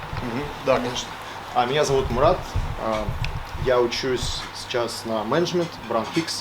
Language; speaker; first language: Russian; native; Russian